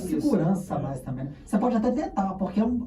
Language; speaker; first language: Portuguese; native; Portuguese